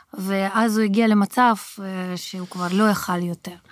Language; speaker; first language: Hebrew; early bilingual, other home language; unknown